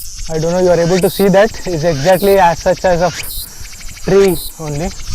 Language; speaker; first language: English; non-native, local second language; Telugu